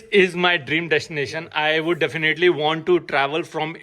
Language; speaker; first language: English; non-native, local second language; Hindi